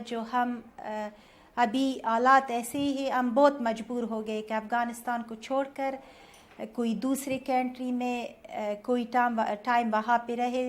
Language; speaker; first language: Hindi; non-native, learner; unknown